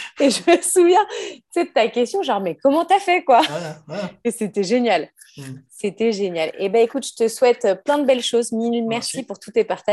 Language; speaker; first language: French; native; French